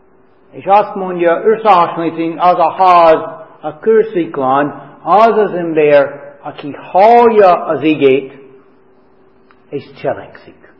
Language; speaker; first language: Hungarian; non-native, fluent; English